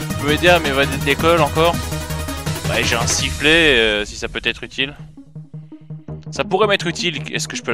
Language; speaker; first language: French; native; French